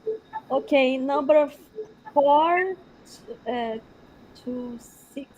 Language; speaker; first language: English; non-native, learner; Portuguese